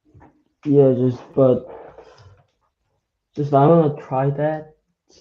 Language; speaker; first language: English; non-native, learner; Korean